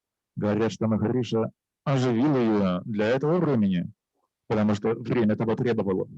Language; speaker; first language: Russian; native; Russian